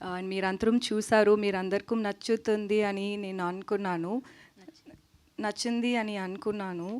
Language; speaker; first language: Telugu; non-native, local second language; Tamil